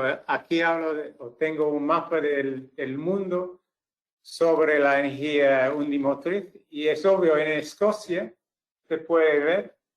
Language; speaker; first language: Spanish; non-native, fluent; English